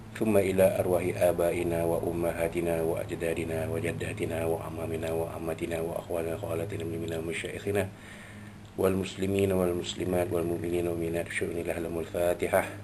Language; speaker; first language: Arabic; non-native, learner; Malay